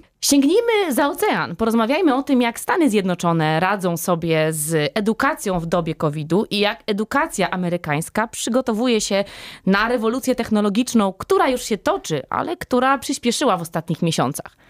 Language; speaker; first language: Polish; native; Polish